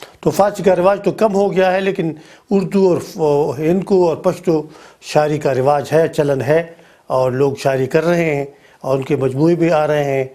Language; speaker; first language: Urdu; non-native, local second language; Pashto